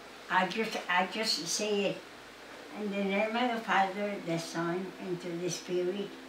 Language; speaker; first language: English; early bilingual, other home language; Spanish